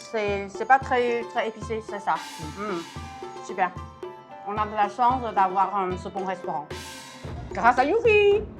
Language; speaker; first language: French; non-native, fluent; Chinese